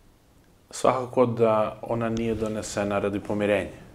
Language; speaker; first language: Serbian; native; Serbian